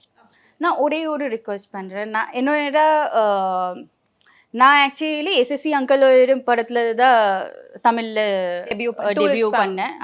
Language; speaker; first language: Tamil; non-native, local second language; Bangla